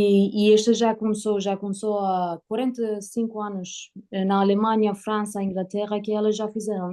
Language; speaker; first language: Portuguese; non-native, learner; Persian